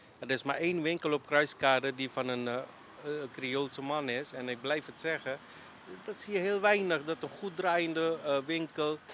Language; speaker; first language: Dutch; early bilingual, other home language; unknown